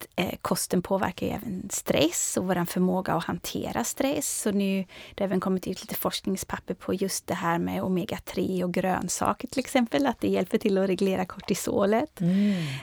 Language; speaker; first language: Swedish; native; Swedish